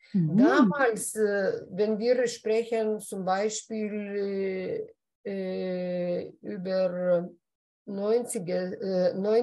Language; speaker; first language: German; non-native, fluent; Lithuanian